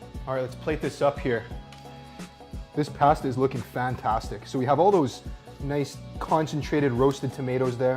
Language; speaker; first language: English; native; English